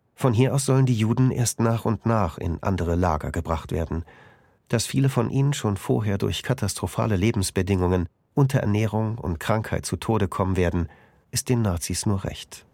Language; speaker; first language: German; native; German